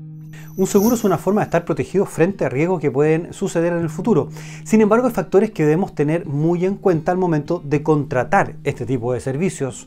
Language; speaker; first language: Spanish; native; Spanish